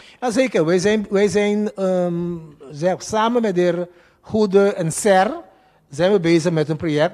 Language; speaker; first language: Dutch; non-native, local second language; Papiamento